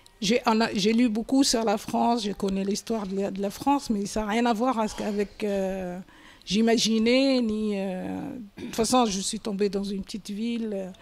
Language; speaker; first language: French; non-native, local second language; Arabic